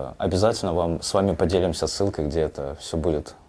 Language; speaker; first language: Russian; native; Russian